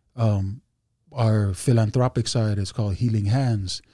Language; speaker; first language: English; early bilingual, other home language; Hindi